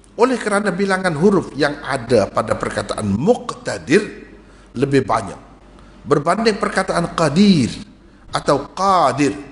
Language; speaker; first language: Malay; native; Malay